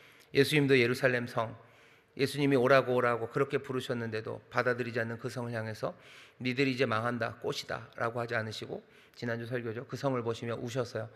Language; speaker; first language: Korean; native; Korean